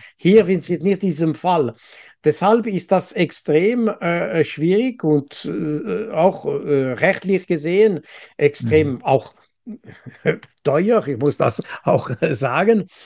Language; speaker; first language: German; non-native, local second language; French